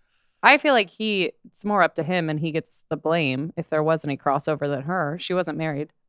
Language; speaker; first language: English; native; English